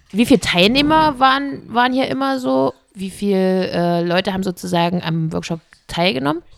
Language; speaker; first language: German; native; German